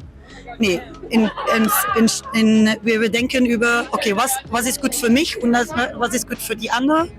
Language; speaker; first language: German; non-native, learner; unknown